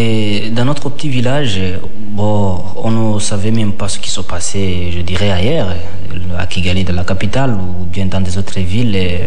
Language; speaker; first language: French; non-native, local second language; Kinyarwanda